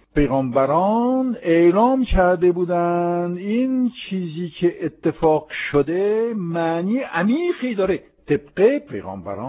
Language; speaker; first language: Persian; non-native, fluent; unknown